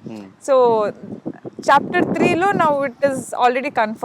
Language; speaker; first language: Telugu; non-native, learner; Kannada